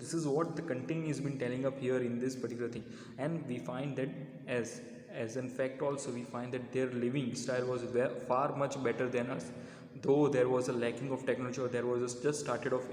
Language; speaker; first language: English; non-native, local second language; Hindi